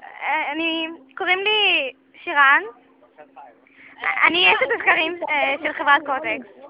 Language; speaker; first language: Hebrew; native; Hebrew